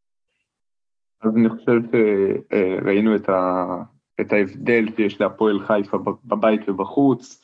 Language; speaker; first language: Hebrew; native; Hebrew